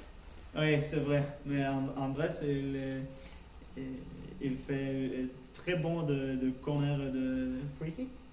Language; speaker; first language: French; non-native, learner; Norwegian